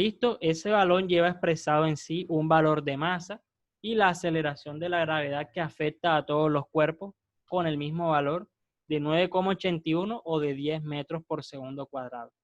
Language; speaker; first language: Spanish; native; Spanish